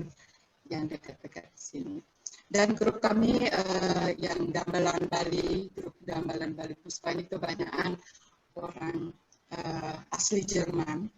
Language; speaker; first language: Indonesian; non-native, local second language; Balinese